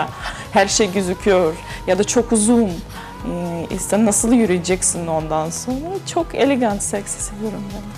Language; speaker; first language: Turkish; non-native, learner; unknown